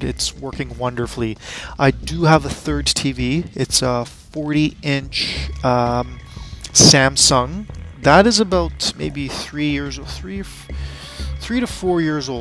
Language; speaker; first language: English; native; English